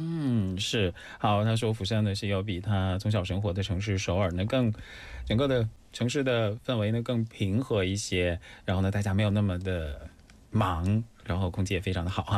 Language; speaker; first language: Chinese; native; Chinese